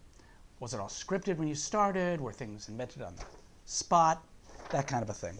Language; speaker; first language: English; native; English